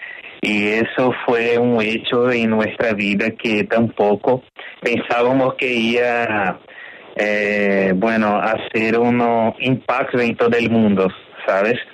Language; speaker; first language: Spanish; non-native, learner; Portuguese